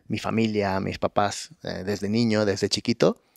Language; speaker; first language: Spanish; native; Spanish